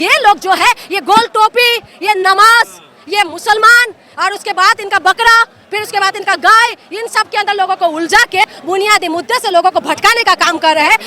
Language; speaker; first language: Hindi; non-native, local second language; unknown